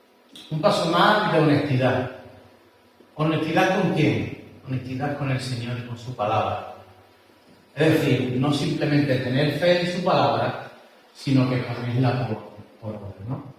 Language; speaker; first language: Spanish; native; Spanish